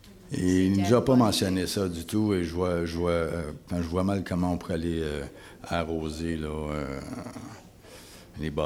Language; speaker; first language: French; native; French